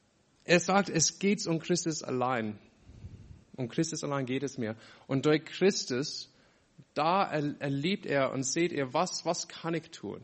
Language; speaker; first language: German; non-native, fluent; English